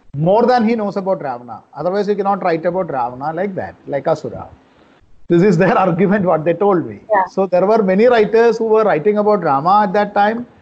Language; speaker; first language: English; non-native, local second language; Malayalam